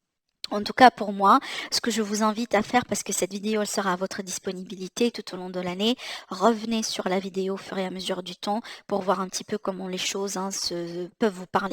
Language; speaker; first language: French; native; French